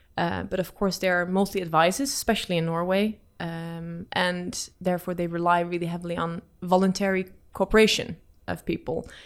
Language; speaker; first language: English; non-native, fluent; Dutch